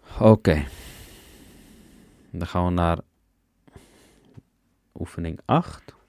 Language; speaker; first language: Dutch; early bilingual, other home language; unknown